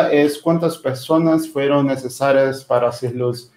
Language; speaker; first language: Spanish; non-native, fluent; Portuguese